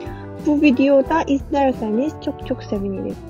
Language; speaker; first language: Turkish; non-native, fluent; Korean